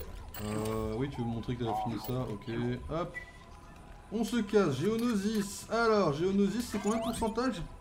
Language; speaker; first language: French; native; French